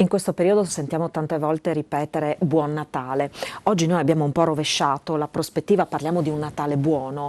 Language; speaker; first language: Italian; native; Italian